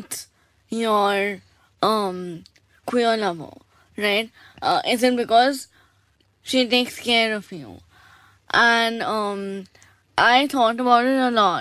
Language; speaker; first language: English; non-native, local second language; Bangla